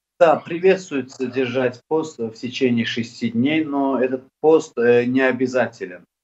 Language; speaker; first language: Russian; non-native, local second language; Azerbaijani